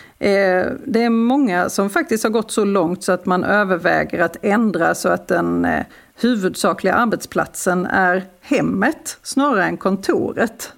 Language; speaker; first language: Swedish; native; Swedish